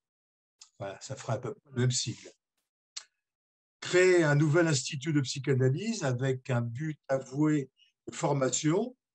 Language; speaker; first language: French; native; French